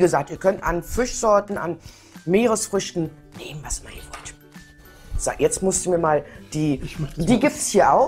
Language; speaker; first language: German; native; German